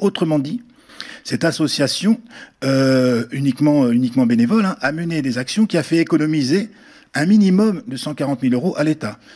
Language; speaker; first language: French; native; French